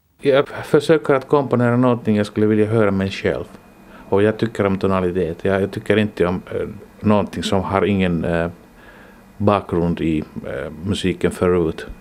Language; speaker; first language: Swedish; non-native, local second language; Finnish